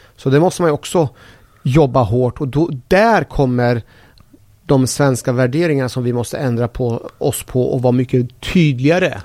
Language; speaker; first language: Swedish; early bilingual, other home language; Persian